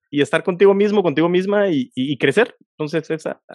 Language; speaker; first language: Spanish; native; Spanish